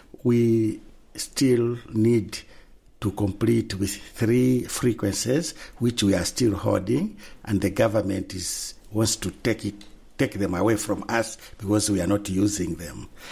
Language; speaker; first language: English; non-native, local second language; Nyanja